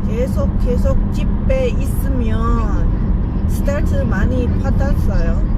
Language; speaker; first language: Korean; non-native, learner; Lao